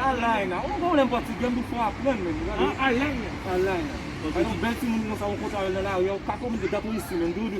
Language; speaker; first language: Portuguese; non-native, learner; Haitian Creole